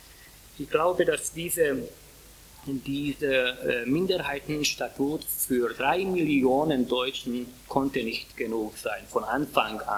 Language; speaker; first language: German; non-native, fluent; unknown